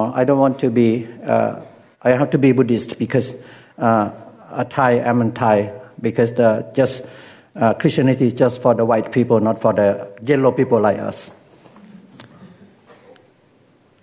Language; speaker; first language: English; non-native, learner; Lao